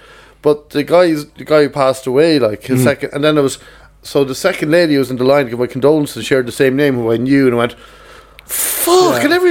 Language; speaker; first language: English; native; English